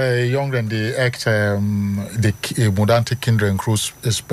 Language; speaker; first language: Dutch; non-native, learner; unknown